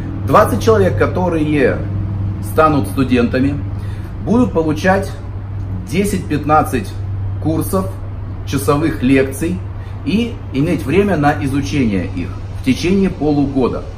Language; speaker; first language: Russian; native; Russian